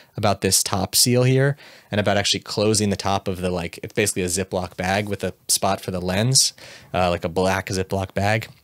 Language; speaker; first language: English; native; English